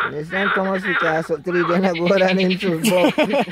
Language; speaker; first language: Bulgarian; non-native, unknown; Spanish